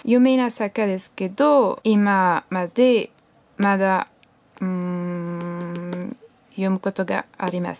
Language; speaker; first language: Japanese; non-native, learner; French